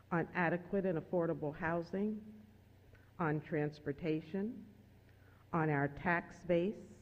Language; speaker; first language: English; native; English